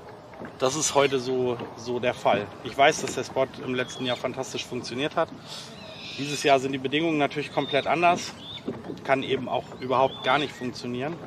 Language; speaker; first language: German; native; German